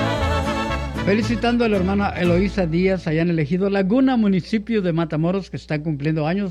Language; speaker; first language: Spanish; native; Spanish